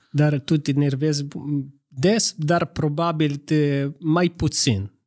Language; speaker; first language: Romanian; non-native, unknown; Italian